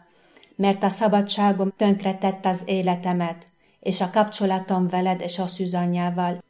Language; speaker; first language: Hungarian; non-native, fluent; Arabic